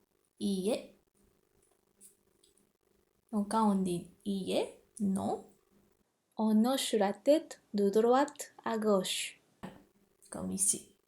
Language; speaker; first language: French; non-native, fluent; Japanese